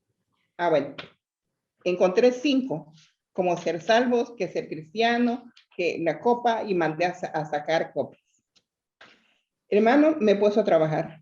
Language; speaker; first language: Spanish; native; Spanish